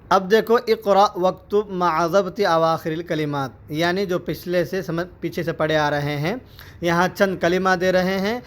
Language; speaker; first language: Urdu; native; Urdu